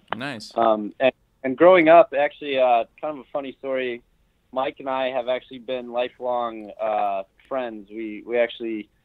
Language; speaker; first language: English; native; English